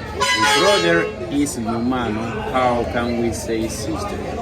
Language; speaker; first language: English; non-native, fluent; Spanish